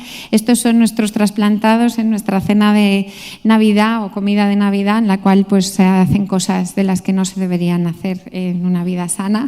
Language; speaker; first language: Spanish; native; Spanish